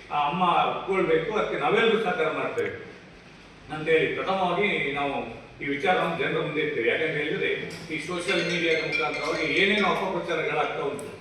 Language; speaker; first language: Kannada; native; Kannada